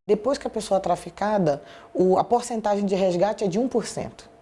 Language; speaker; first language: Portuguese; native; Portuguese